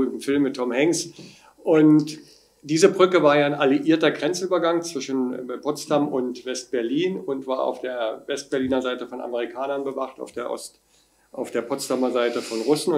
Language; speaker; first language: German; native; German